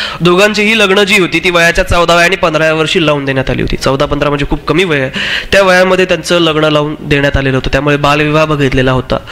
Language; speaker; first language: Marathi; non-native, local second language; Urdu